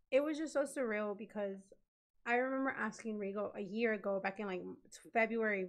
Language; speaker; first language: English; native; English